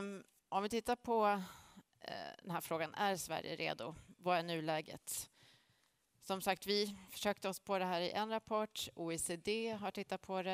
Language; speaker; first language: Swedish; native; Swedish